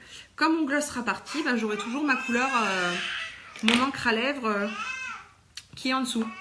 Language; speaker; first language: French; native; French